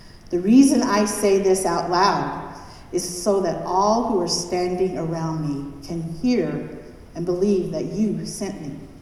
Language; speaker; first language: English; native; English